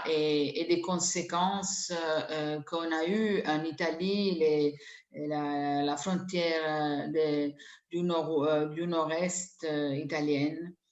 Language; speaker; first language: French; non-native, fluent; Italian